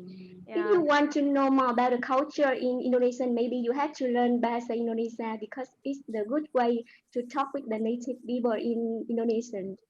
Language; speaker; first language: English; non-native, fluent; Vietnamese